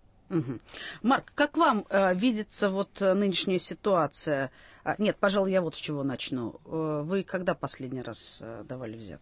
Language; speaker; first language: Russian; native; Russian